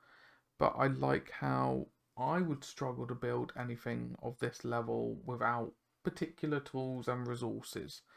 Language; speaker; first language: English; native; English